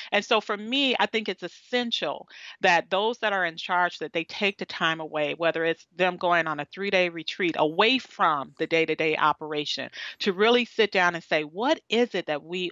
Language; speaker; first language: English; native; English